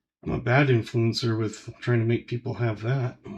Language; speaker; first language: English; native; English